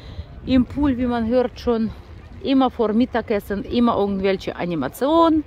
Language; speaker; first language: German; non-native, learner; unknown